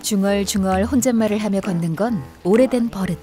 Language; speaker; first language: Korean; native; Korean